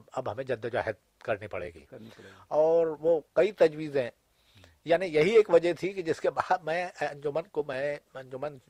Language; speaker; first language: Urdu; native; Urdu